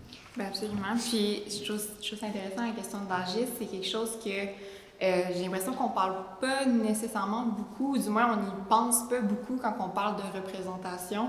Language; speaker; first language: French; native; French